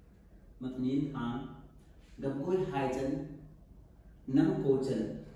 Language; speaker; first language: Vietnamese; non-native, learner; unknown